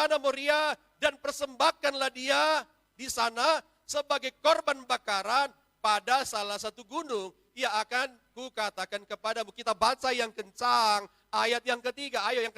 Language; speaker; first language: Indonesian; native; Indonesian